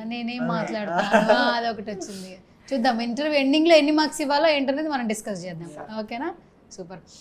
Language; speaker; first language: Telugu; native; Telugu